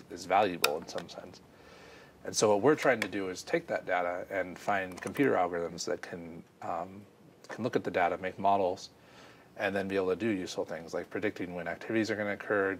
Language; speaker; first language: English; native; English